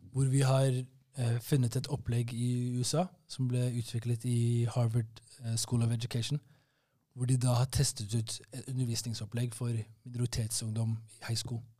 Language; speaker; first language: Norwegian; early bilingual, other home language; Somali